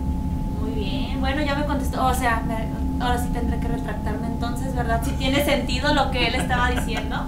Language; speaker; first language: Spanish; native; Spanish